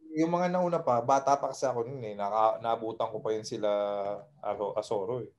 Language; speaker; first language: Filipino; native; Filipino